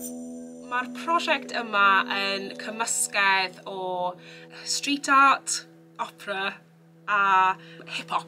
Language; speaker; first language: Welsh; non-native, local second language; English